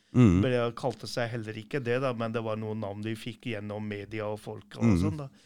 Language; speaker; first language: Norwegian; early bilingual, other home language; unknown